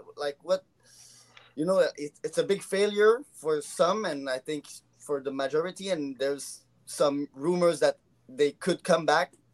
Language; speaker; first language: English; non-native, local second language; French